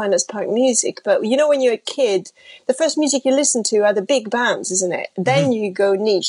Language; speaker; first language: English; non-native, fluent; French